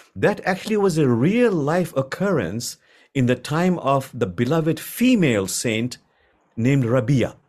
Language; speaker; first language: English; non-native, local second language; Bangla